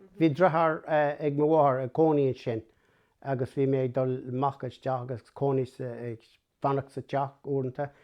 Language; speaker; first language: Irish; non-native, local second language; English